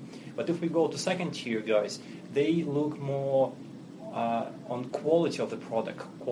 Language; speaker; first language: English; non-native, fluent; Russian